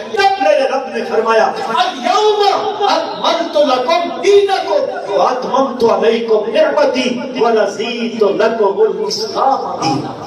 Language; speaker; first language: Urdu; non-native, local second language; Punjabi